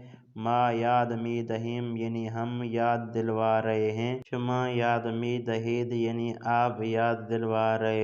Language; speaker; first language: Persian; non-native, fluent; Urdu